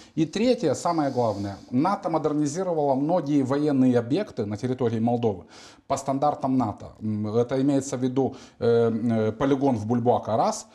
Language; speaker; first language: Russian; non-native, local second language; Romanian